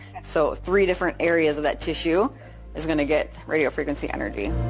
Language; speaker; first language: English; native; English